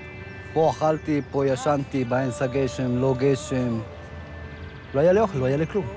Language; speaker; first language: Hebrew; non-native, fluent; Spanish